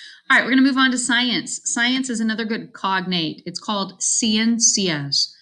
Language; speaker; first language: English; native; English